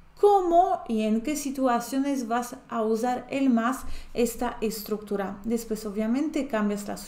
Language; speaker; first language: Spanish; non-native, fluent; Polish